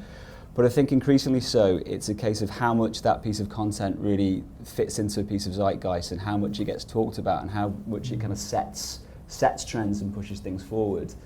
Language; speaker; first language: English; native; English